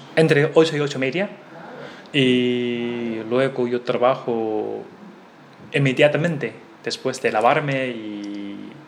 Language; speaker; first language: Spanish; non-native, learner; Chinese